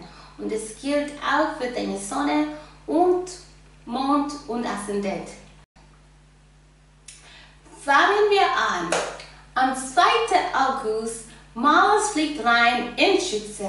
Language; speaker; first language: German; non-native, fluent; English